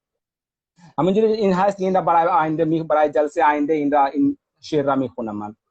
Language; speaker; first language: Persian; non-native, fluent; Hindi